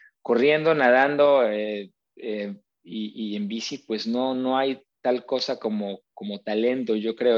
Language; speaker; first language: Spanish; native; Spanish